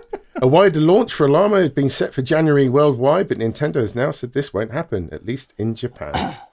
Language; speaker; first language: English; native; English